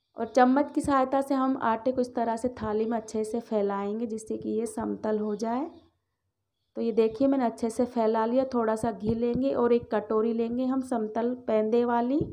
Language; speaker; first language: Hindi; native; Hindi